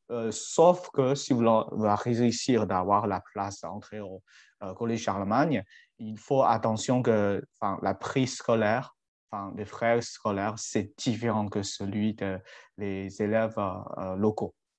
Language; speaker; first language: French; non-native, fluent; Chinese